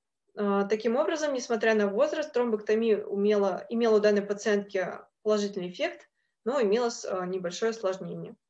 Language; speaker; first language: Russian; native; Russian